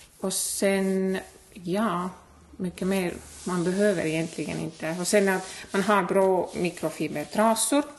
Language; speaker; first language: Swedish; non-native, fluent; Estonian